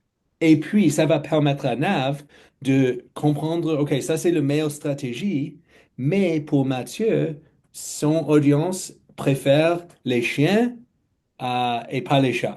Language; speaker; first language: French; non-native, fluent; English